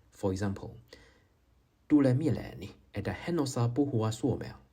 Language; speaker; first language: Finnish; non-native, learner; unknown